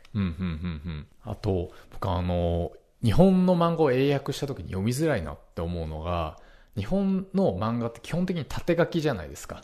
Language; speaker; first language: Japanese; native; Japanese